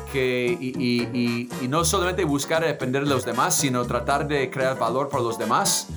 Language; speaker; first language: Spanish; non-native, fluent; English